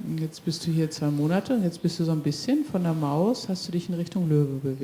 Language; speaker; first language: German; native; German